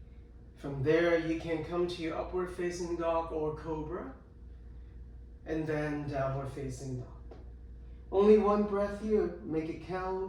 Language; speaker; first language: English; native; English